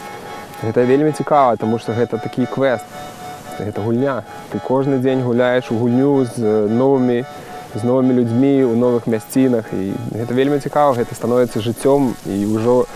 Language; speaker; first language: Belarusian; non-native, local second language; Russian